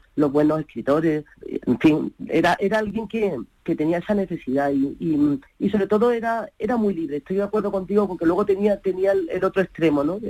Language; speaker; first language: Spanish; native; Spanish